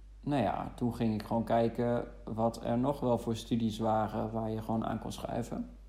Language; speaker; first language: Dutch; non-native, fluent; German